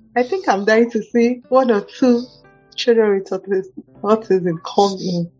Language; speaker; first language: English; non-native, local second language; Igbo